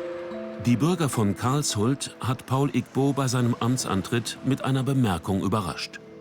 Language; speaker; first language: German; native; German